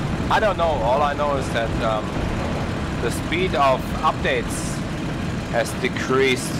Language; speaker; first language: English; non-native, fluent; German